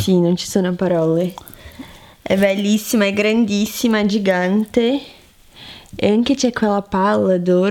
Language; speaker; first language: Italian; non-native, fluent; Portuguese